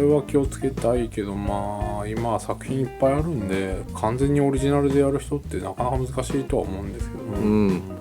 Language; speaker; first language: Japanese; native; Japanese